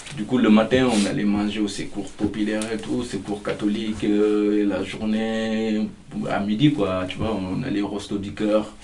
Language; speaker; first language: French; non-native, local second language; Fula